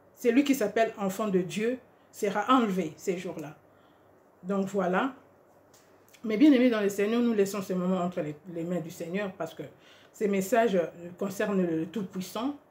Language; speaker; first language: French; non-native, local second language; Lingala